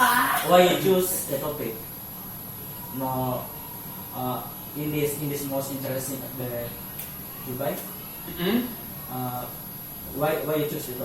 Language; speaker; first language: English; non-native, learner; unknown